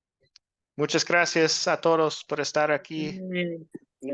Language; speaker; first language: Spanish; non-native, fluent; English